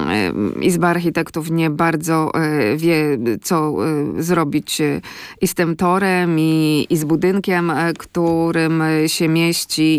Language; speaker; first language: Polish; native; Polish